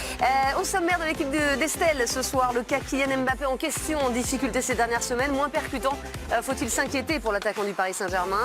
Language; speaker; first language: French; native; French